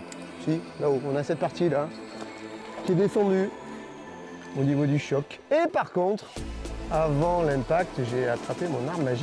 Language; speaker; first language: French; native; French